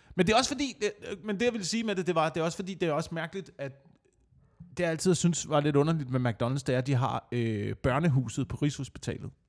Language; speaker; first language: Danish; native; Danish